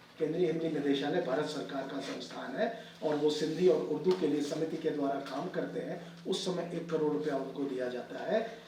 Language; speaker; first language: Hindi; native; Hindi